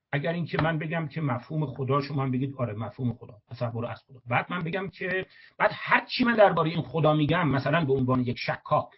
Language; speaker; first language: Persian; native; Persian